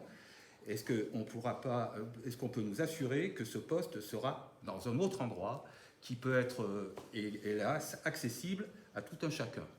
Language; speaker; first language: French; native; French